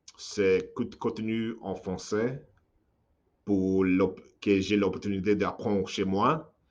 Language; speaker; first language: French; non-native, fluent; English